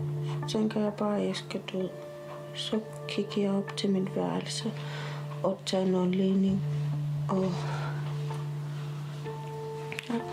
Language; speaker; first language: Danish; non-native, local second language; Kalaallisut